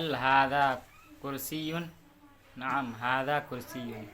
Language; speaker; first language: Arabic; non-native, learner; Urdu